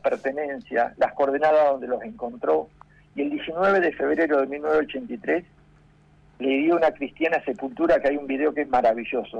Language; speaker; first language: Spanish; native; Spanish